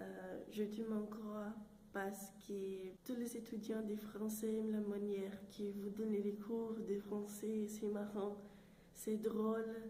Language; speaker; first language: French; non-native, learner; Portuguese